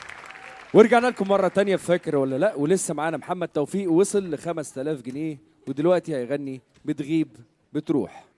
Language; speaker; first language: Arabic; native; Arabic